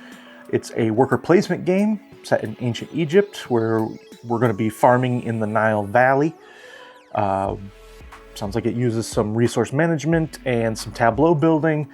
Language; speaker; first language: English; native; English